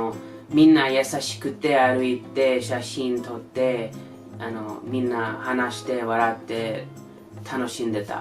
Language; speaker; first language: Japanese; non-native, learner; English